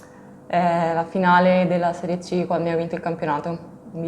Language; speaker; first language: Italian; native; Italian